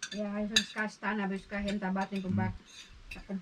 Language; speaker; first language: Swedish; non-native, learner; Cebuano